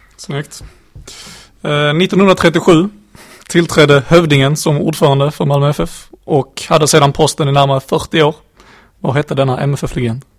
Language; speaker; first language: Swedish; native; Swedish